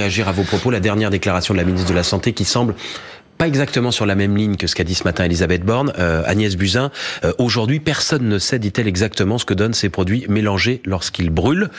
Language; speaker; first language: French; native; French